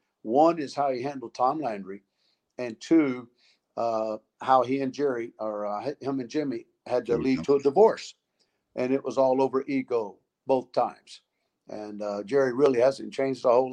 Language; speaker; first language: English; native; English